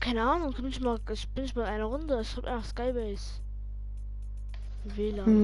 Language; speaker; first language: German; native; German